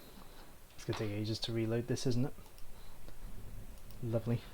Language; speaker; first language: English; native; English